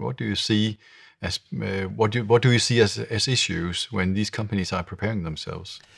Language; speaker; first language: English; non-native, fluent; Danish